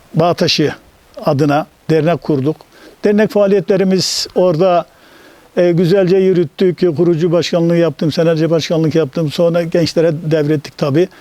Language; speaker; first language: Turkish; native; Turkish